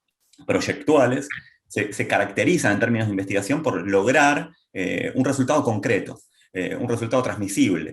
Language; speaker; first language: Spanish; native; Spanish